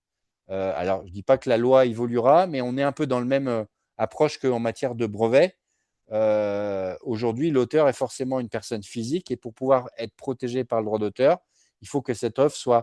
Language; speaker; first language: French; native; French